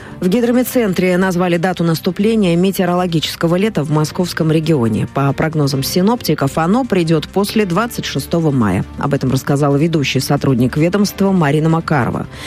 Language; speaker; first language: Russian; native; Russian